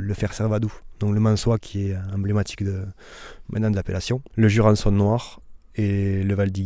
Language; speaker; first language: French; native; French